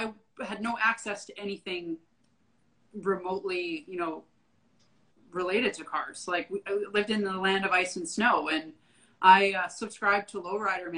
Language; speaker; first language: English; native; English